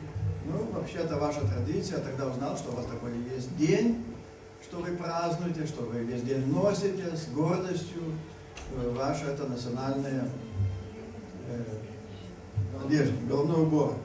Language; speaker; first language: Russian; non-native, fluent; Lithuanian